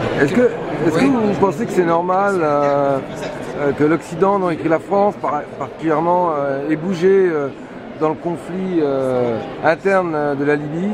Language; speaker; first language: French; native; French